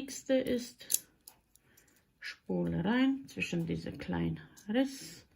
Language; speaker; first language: German; non-native, fluent; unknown